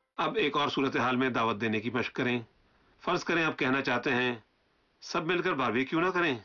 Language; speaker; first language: Urdu; native; Urdu